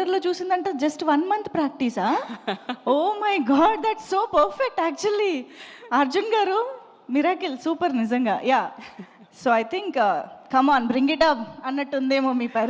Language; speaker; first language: Telugu; native; Telugu